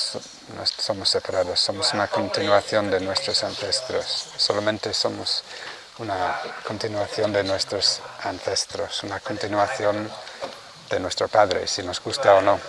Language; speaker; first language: Spanish; non-native, fluent; Vietnamese